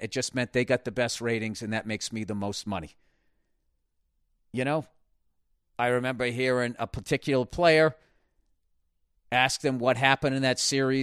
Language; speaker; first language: English; native; English